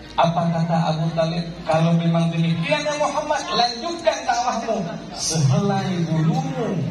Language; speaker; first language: Indonesian; non-native, local second language; Achinese